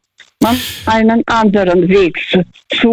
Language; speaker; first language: German; non-native, fluent; Russian